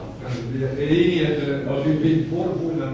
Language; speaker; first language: Danish; non-native, fluent; English